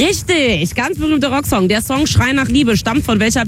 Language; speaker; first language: German; native; German